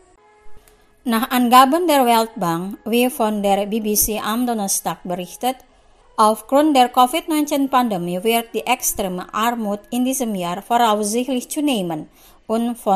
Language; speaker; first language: German; non-native, fluent; Indonesian